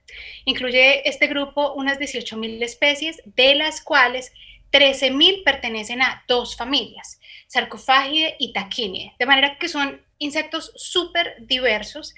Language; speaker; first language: Spanish; native; Spanish